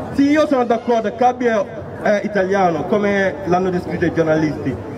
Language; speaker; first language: Italian; non-native, fluent; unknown